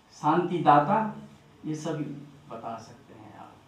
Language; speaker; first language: Hindi; non-native, local second language; Bangla